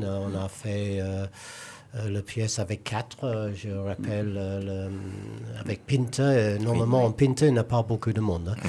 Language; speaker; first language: French; non-native, learner; English